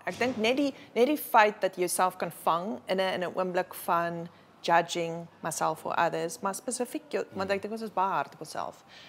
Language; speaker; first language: Afrikaans; native; Afrikaans